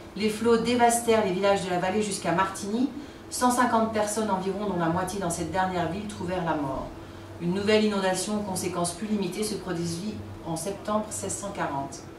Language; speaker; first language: French; native; French